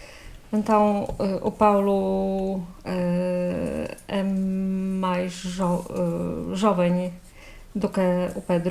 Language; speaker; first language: Portuguese; non-native, learner; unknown